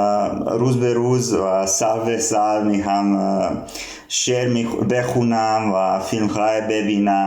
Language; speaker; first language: Persian; non-native, learner; Serbian